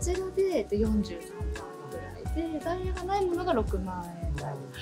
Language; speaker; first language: Japanese; native; Japanese